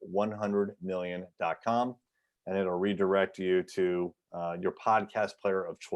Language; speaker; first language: English; native; English